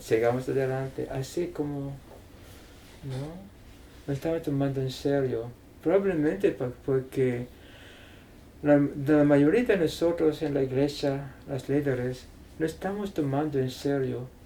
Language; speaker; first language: Spanish; non-native, learner; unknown